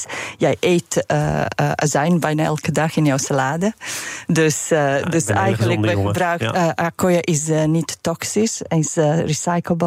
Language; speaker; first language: Dutch; non-native, fluent; Serbian